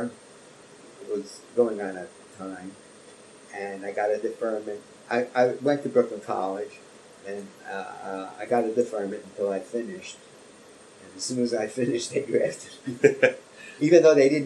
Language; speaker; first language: English; native; English